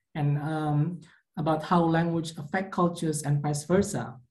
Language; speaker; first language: English; non-native, fluent; Indonesian